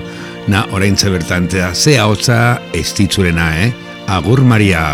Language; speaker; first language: Basque; native; Basque